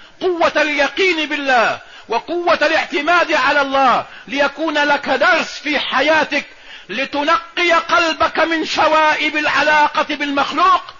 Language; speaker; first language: Arabic; native; Arabic